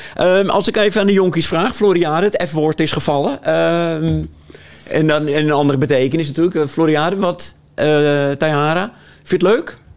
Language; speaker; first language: Dutch; native; Dutch